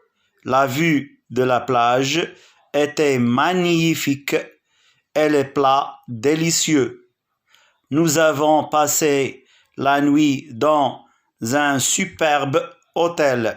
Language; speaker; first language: French; non-native, local second language; Arabic